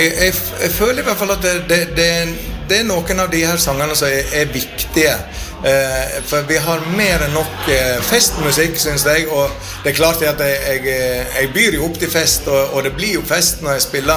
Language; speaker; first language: Norwegian; native; Norwegian